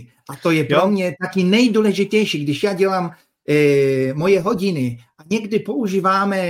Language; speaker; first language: Czech; non-native, fluent; Polish